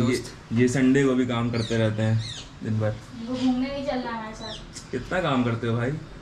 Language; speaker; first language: Hindi; native; Hindi